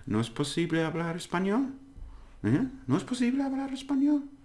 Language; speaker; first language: Spanish; non-native, learner; English